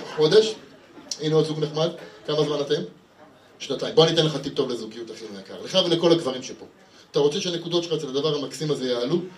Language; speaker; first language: Hebrew; native; Hebrew